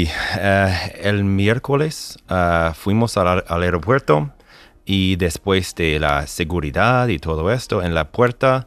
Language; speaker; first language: Spanish; non-native, fluent; English